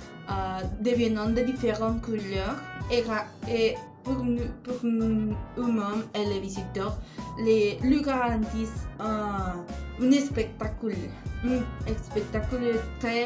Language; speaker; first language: French; non-native, learner; Spanish